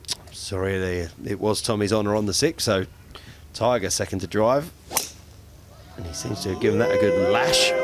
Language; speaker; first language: English; native; English